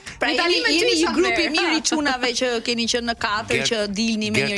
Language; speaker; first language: Albanian; native; Albanian